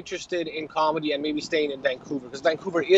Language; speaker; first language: English; native; English